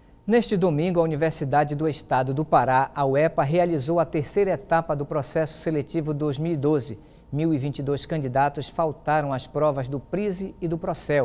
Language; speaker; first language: Portuguese; native; Portuguese